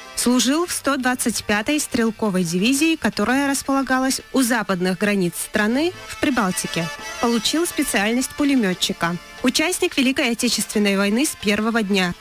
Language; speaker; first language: Russian; non-native, local second language; Chechen